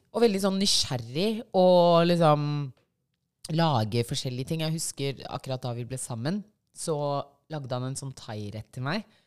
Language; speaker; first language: Norwegian; early bilingual, other home language; Shona